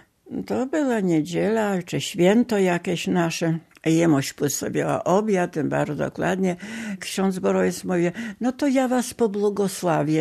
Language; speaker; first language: Polish; non-native, local second language; Ukrainian